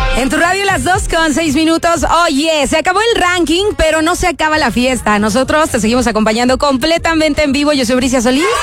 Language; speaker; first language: Spanish; native; Spanish